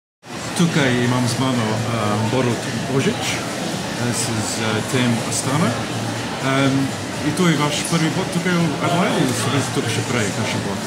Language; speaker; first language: Slovenian; early bilingual, heritage; Slovenian